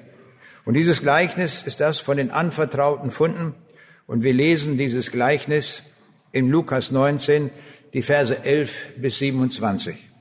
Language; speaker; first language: German; native; German